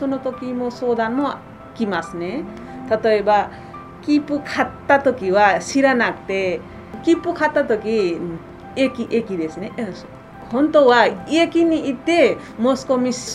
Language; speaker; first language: Japanese; non-native, fluent; Nepali